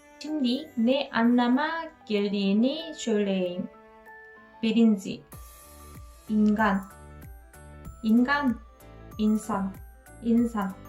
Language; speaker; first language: Turkish; non-native, learner; Korean